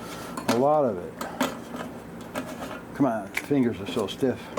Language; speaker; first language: English; native; English